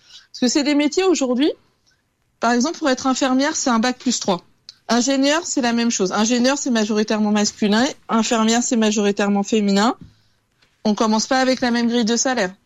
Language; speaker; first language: French; native; French